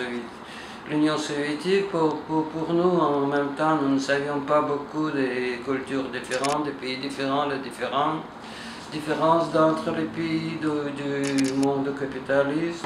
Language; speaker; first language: French; non-native, learner; Russian